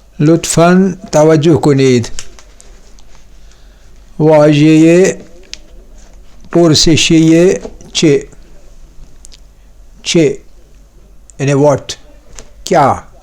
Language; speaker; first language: Persian; non-native, fluent; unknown